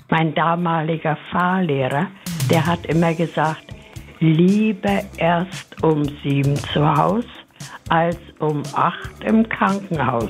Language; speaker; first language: German; native; German